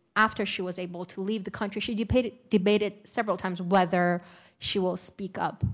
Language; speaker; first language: English; non-native, fluent; Uyghur